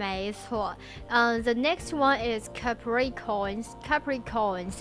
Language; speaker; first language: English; non-native, learner; Chinese